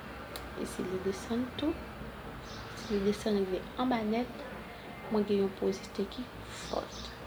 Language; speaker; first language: French; non-native, local second language; Haitian Creole